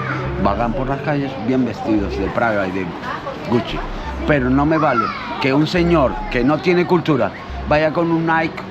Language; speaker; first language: Spanish; native; Spanish